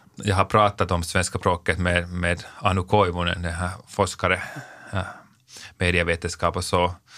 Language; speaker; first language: Swedish; non-native, local second language; Finnish